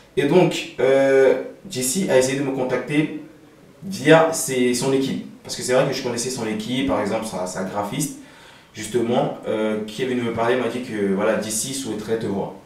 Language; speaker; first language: French; early bilingual, other home language; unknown